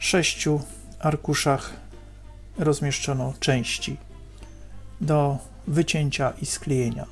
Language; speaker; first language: Polish; native; Polish